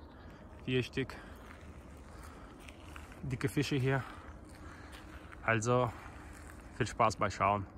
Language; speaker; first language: German; non-native, fluent; Russian